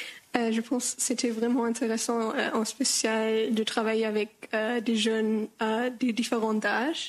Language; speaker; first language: French; non-native, learner; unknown